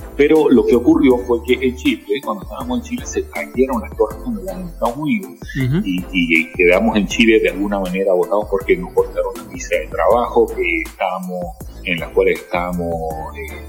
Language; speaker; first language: Spanish; native; Spanish